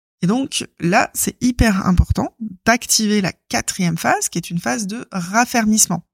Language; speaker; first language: French; native; French